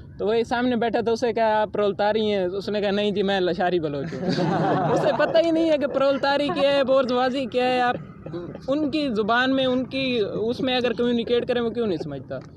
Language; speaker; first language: Urdu; non-native, local second language; Punjabi